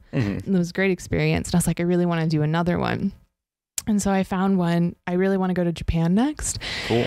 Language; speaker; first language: English; native; English